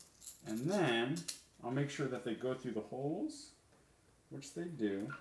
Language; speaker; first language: English; native; English